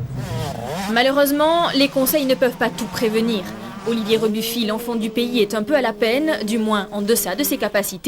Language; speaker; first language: French; native; French